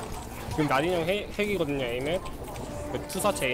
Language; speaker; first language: Korean; native; Korean